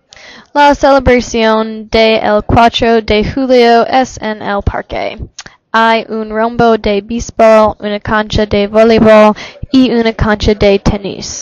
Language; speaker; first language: Spanish; non-native, learner; English